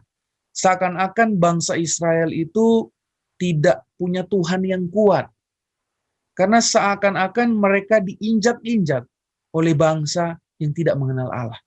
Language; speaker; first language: Indonesian; native; Indonesian